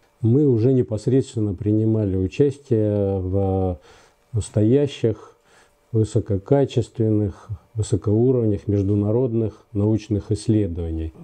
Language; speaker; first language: Russian; native; Russian